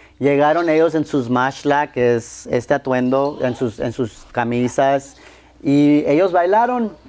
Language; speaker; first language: Spanish; early bilingual, heritage; Spanish